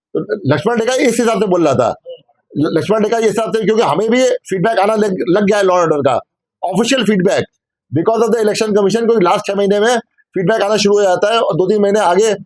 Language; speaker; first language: Hindi; non-native, local second language; Bangla